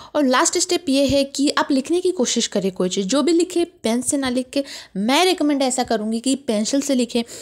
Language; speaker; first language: Hindi; native; Hindi